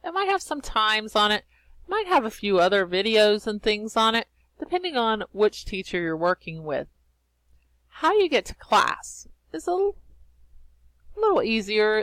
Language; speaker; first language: English; native; English